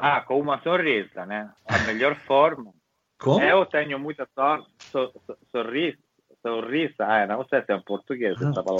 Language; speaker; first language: Portuguese; non-native, fluent; Italian